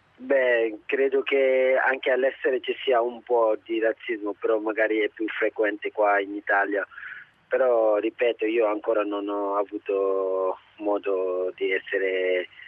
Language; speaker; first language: Italian; non-native, fluent; Wolof